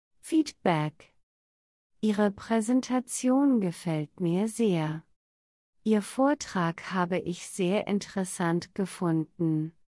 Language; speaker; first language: German; non-native, learner; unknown